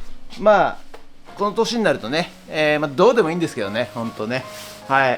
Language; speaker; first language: Japanese; native; Japanese